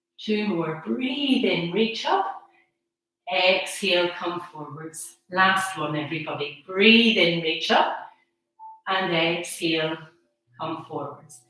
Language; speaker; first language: English; native; English